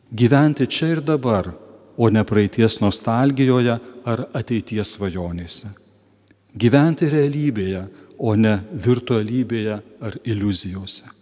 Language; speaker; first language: Lithuanian; native; Lithuanian